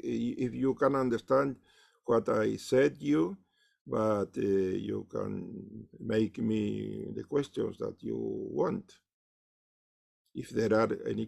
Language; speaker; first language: English; non-native, learner; Spanish